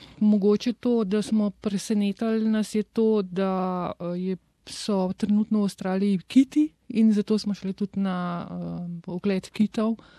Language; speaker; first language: Slovenian; native; Slovenian